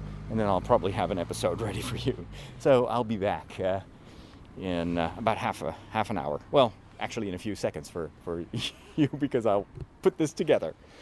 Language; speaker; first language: English; non-native, fluent; Dutch